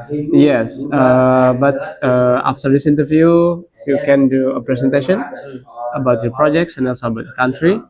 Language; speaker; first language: English; non-native, learner; Indonesian